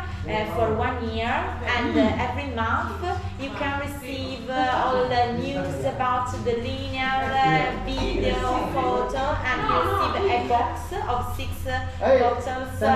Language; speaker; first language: English; non-native, learner; Italian